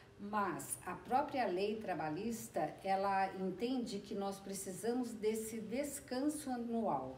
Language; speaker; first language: Portuguese; native; Portuguese